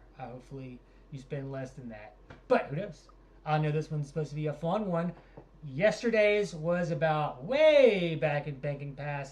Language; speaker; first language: English; native; English